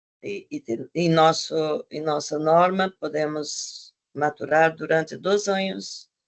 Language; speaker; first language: Portuguese; non-native, fluent; Spanish